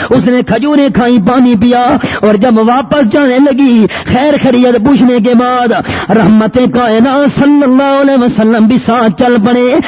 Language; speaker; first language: Urdu; non-native, local second language; Pashto